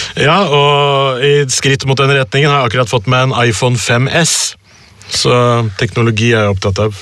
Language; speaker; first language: Norwegian; early bilingual, other home language; Urdu